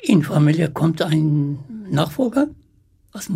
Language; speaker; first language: German; non-native, learner; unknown